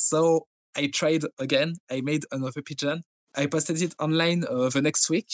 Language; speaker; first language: English; non-native, fluent; French